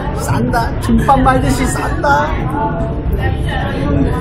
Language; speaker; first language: Korean; native; Korean